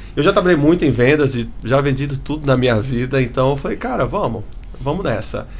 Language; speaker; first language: Portuguese; early bilingual, heritage; Portuguese